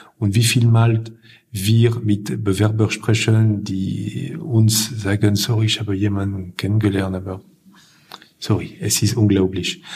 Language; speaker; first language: German; non-native, fluent; French